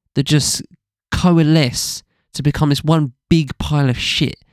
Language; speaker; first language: English; native; English